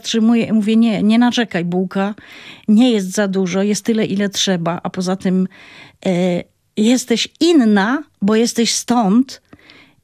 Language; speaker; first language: Polish; non-native, local second language; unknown